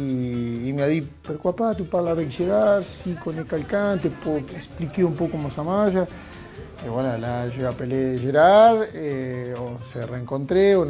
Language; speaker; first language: French; non-native, fluent; Spanish